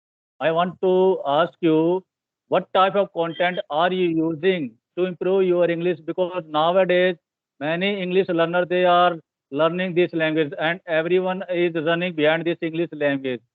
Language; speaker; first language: English; non-native, learner; Hindi